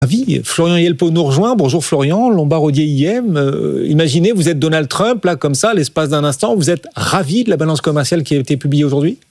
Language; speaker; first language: French; native; French